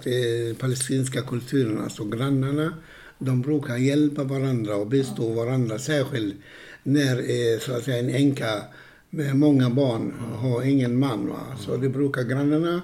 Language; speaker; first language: Swedish; non-native, fluent; Arabic